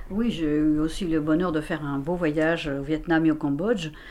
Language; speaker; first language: French; native; French